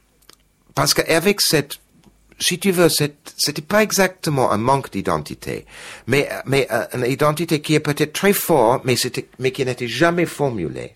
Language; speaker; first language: French; non-native, fluent; English